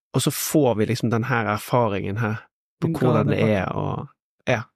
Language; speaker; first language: Norwegian; native; Norwegian